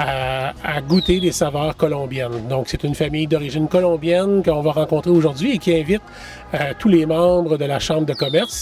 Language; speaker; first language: French; native; French